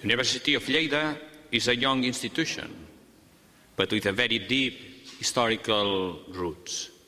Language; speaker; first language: English; non-native, fluent; Catalan